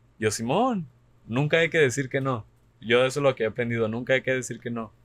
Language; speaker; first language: Spanish; early bilingual, heritage; Spanish